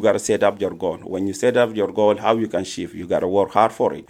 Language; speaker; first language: English; non-native, learner; Arabic